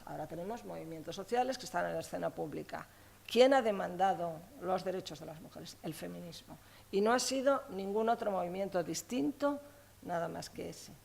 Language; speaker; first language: Spanish; native; Spanish